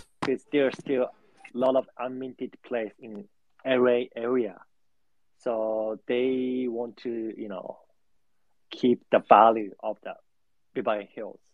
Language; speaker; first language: English; non-native, learner; Japanese